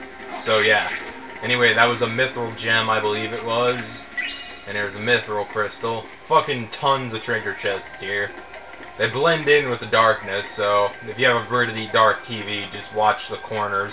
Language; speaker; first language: English; native; English